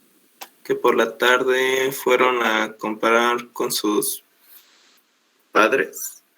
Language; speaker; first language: Spanish; native; Spanish